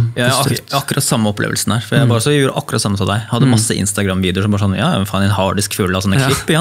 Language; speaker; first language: Norwegian; native; Norwegian